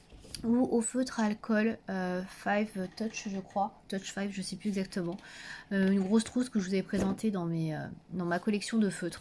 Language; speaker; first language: French; native; French